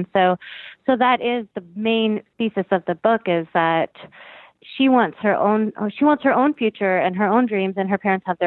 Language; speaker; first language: English; native; English